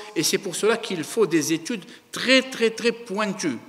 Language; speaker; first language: French; non-native, local second language; Arabic